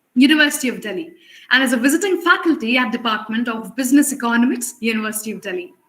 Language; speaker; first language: English; non-native, local second language; Hindi